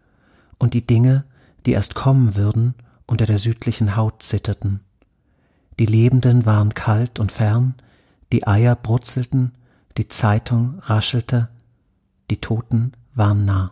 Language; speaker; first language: German; native; German